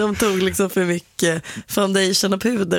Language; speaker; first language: Swedish; native; Swedish